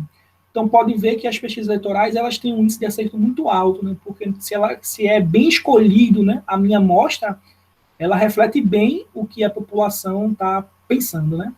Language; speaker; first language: Portuguese; native; Portuguese